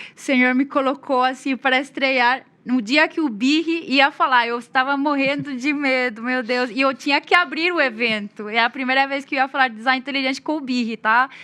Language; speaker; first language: Portuguese; non-native, fluent; Spanish